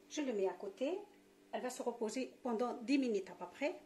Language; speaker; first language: French; non-native, local second language; Arabic